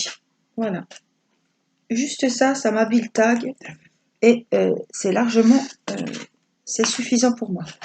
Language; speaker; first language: French; native; French